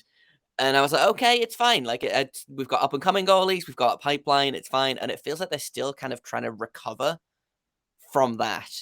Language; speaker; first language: English; native; English